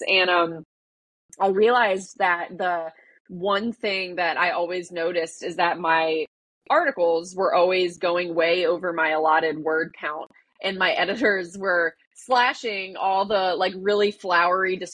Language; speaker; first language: English; native; English